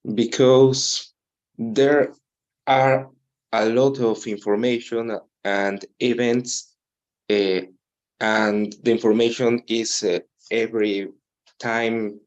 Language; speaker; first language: English; non-native, learner; Spanish